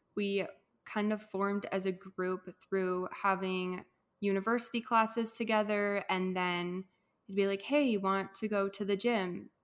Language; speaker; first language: English; native; English